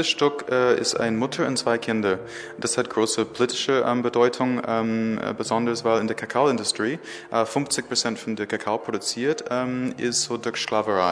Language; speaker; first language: German; non-native, learner; English